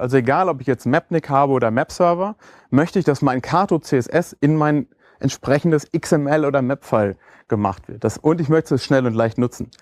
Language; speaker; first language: German; native; German